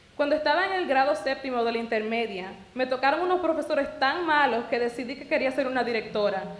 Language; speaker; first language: Spanish; early bilingual, other home language; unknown